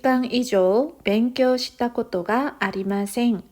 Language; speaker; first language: Japanese; non-native, fluent; Korean